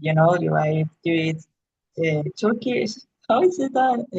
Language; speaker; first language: English; non-native, learner; Spanish